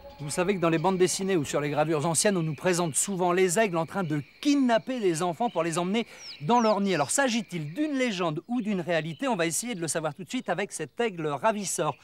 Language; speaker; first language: French; native; French